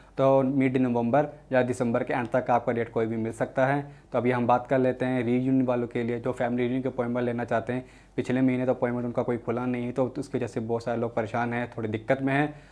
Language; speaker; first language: Hindi; native; Hindi